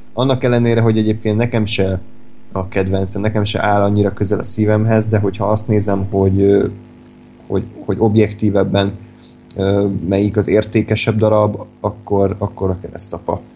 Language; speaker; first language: Hungarian; native; Hungarian